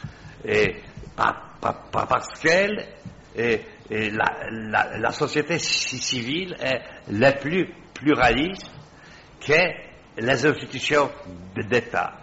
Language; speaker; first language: French; non-native, fluent; Polish